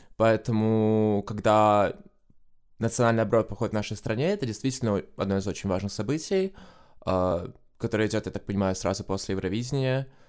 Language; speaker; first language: Russian; native; Russian